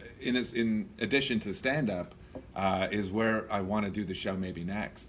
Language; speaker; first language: English; native; English